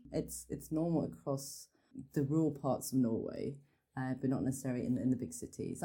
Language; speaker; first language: English; non-native, fluent; Norwegian